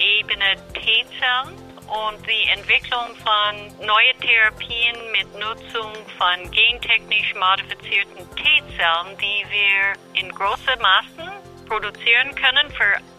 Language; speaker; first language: German; non-native, fluent; English